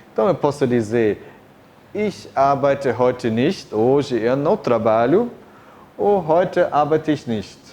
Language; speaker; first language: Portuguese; non-native, fluent; German